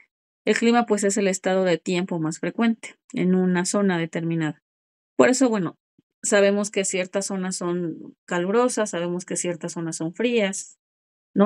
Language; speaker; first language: Spanish; native; Spanish